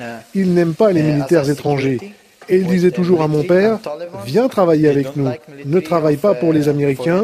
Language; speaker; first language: French; non-native, fluent; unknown